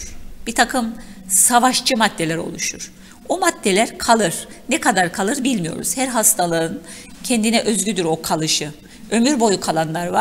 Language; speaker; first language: Turkish; native; Turkish